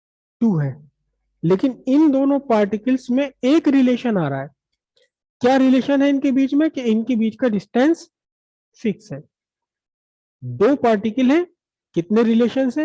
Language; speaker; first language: Hindi; native; Hindi